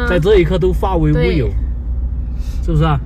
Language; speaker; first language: Chinese; native; Chinese